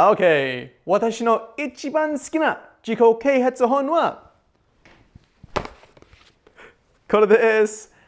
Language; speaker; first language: Japanese; non-native, learner; English